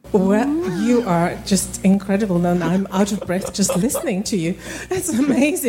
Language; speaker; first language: English; non-native, fluent; German